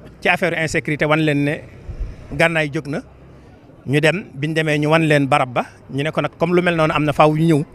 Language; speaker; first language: Wolof; native; Wolof